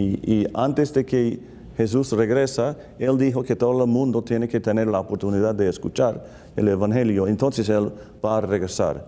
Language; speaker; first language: Spanish; non-native, fluent; English